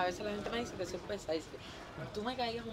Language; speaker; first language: Spanish; native; Spanish